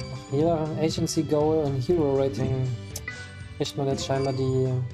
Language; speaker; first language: German; native; German